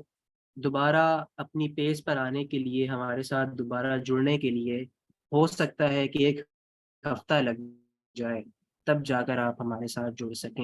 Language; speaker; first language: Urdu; non-native, local second language; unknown